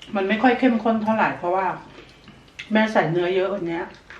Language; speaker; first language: Thai; native; Thai